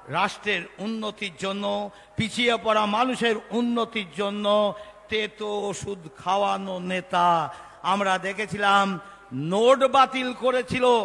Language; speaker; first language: Bangla; native; Bangla